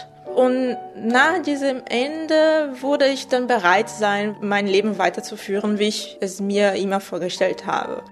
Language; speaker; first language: German; non-native, fluent; Portuguese